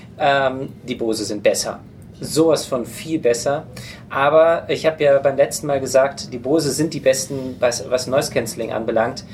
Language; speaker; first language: German; non-native, fluent; English